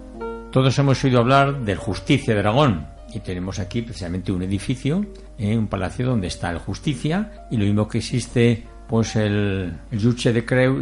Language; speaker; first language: Spanish; native; Spanish